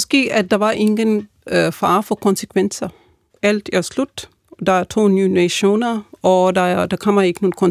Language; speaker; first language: Danish; non-native, fluent; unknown